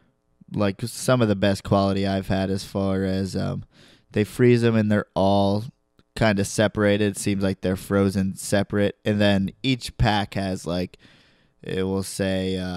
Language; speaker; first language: English; native; English